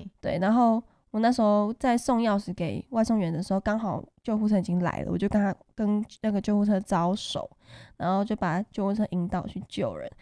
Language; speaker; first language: Chinese; native; Chinese